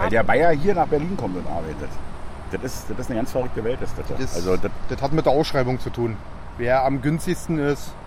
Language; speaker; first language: German; native; German